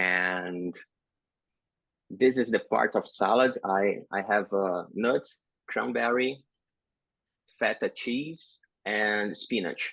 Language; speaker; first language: English; non-native, learner; Portuguese